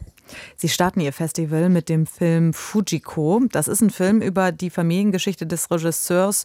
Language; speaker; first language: German; native; German